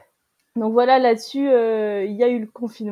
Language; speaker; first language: French; native; French